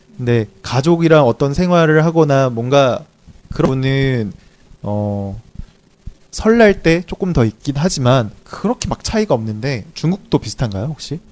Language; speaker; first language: Korean; native; Korean